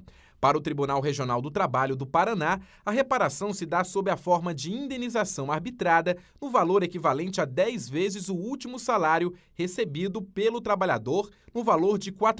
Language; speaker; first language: Portuguese; native; Portuguese